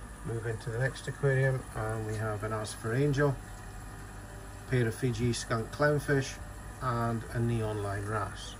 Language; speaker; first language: English; native; English